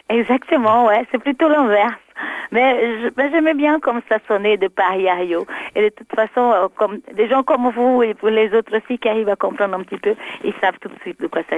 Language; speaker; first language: French; non-native, fluent; Portuguese